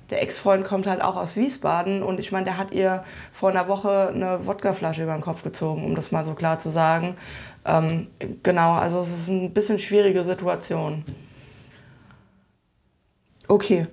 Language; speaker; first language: German; native; German